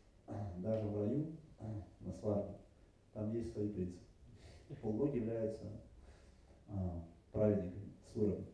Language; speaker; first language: Russian; native; Russian